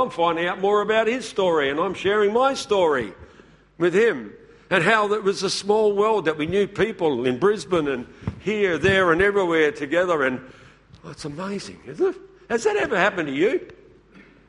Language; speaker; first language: English; native; English